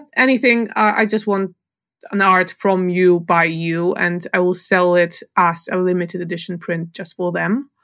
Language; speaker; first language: English; non-native, fluent; Polish